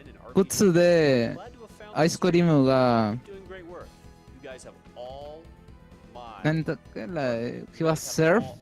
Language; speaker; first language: Japanese; non-native, learner; Spanish